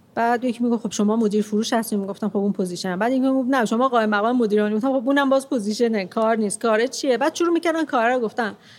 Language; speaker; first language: Persian; non-native, local second language; Armenian